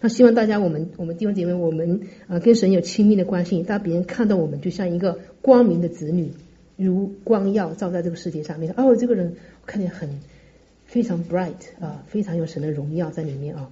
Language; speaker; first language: Chinese; native; Chinese